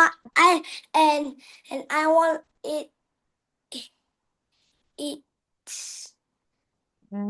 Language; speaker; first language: English; non-native, learner; Vietnamese